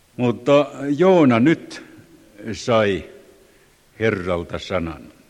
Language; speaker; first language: Finnish; native; Finnish